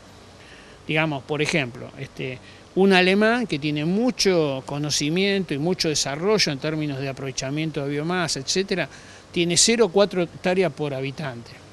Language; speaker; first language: Spanish; native; Spanish